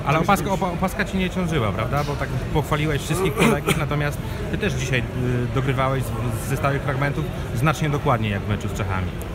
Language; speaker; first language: Polish; native; Polish